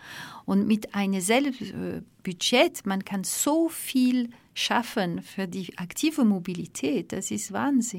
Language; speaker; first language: German; non-native, fluent; Dutch